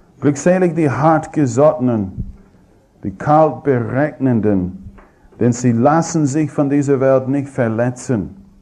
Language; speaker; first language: German; non-native, fluent; English